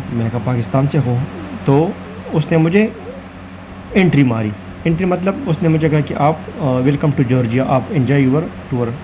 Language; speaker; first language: Urdu; non-native, local second language; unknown